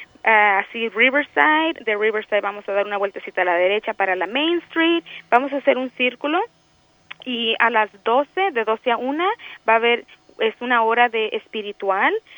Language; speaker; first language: Spanish; early bilingual, heritage; Spanish